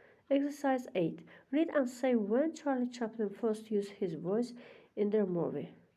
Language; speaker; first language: English; non-native, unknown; Azerbaijani